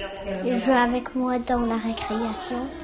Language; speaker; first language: French; early bilingual, other home language; Arabic